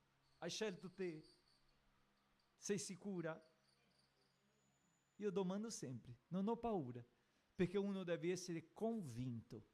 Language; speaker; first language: Italian; non-native, fluent; Portuguese